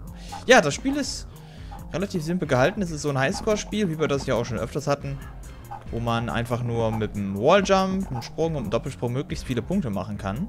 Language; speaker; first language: German; native; German